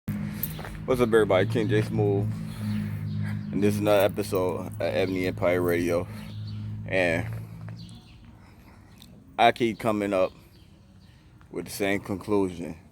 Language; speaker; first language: English; native; English